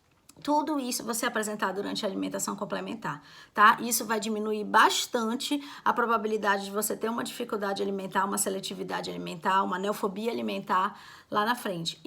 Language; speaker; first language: Portuguese; native; Portuguese